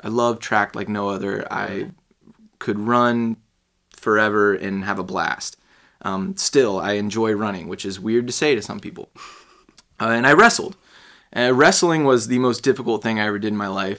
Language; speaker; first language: English; native; English